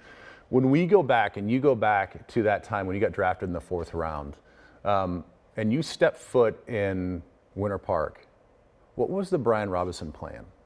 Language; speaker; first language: English; native; English